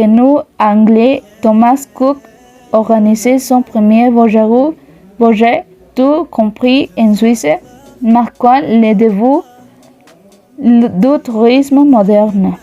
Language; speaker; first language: French; non-native, learner; Spanish